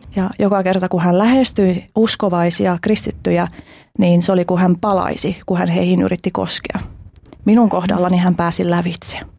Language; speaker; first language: Finnish; early bilingual, other home language; Albanian